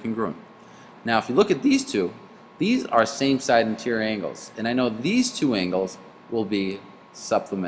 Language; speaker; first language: English; native; English